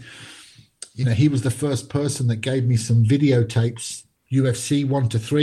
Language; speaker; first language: English; native; English